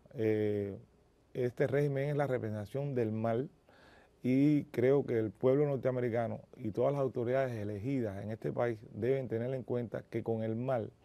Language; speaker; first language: Spanish; native; Spanish